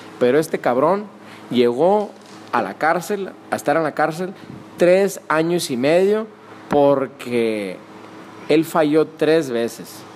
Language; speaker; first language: Spanish; native; Spanish